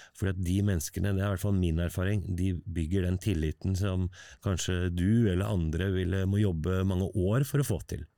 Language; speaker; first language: Norwegian; native; Norwegian